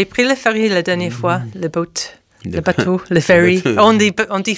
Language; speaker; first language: French; non-native, fluent; English